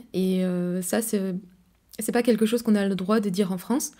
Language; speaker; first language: French; native; French